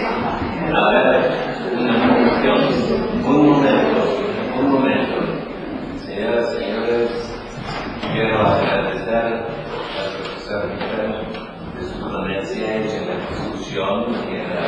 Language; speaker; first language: Spanish; non-native, learner; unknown